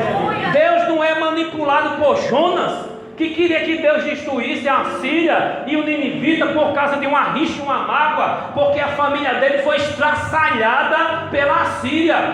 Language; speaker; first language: Portuguese; native; Portuguese